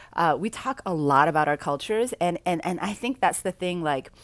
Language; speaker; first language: English; native; English